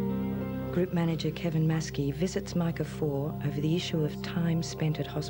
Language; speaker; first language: English; native; English